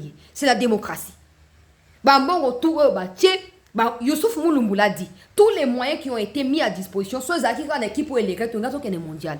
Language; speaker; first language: French; non-native, local second language; Lingala